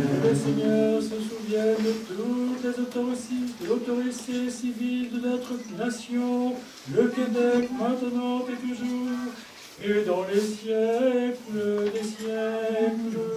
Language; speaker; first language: French; native; French